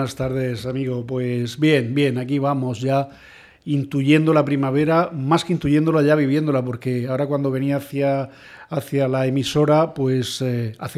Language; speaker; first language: Spanish; native; Spanish